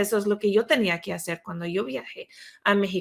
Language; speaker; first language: Spanish; non-native, fluent; English